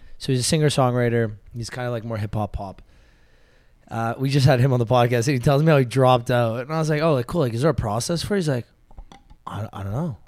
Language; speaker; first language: English; native; English